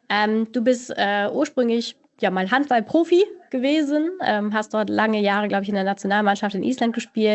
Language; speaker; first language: German; native; German